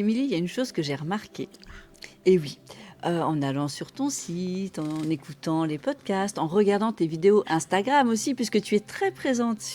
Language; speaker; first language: French; native; French